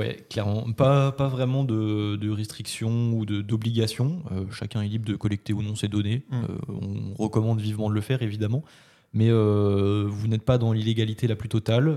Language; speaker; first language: French; native; French